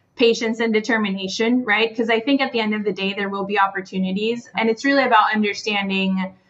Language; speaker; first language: English; non-native, fluent; Spanish